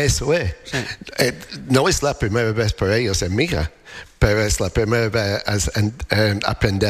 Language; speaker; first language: Spanish; non-native, learner; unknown